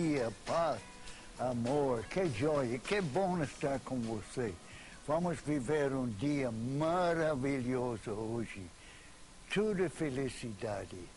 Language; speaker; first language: Portuguese; non-native, fluent; English